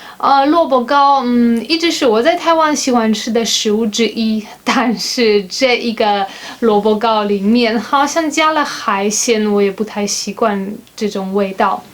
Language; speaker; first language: Chinese; non-native, fluent; Polish